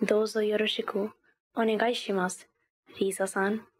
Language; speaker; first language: Japanese; non-native, learner; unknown